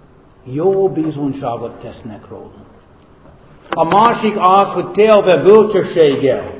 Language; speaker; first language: Hungarian; non-native, fluent; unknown